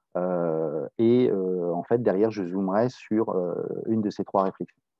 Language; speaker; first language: French; native; French